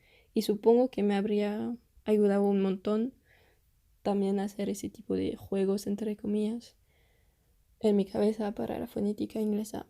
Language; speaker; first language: Spanish; non-native, fluent; French